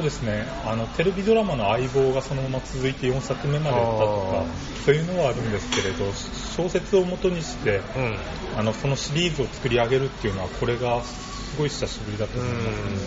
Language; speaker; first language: Japanese; native; Japanese